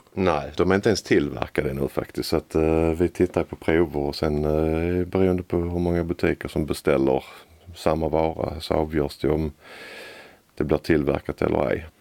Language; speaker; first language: Swedish; native; Swedish